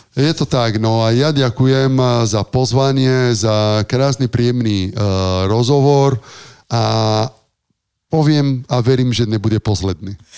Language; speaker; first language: Slovak; non-native, fluent; Italian